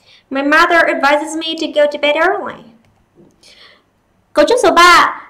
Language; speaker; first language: English; non-native, fluent; Vietnamese